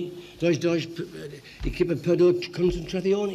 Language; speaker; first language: Portuguese; non-native, learner; English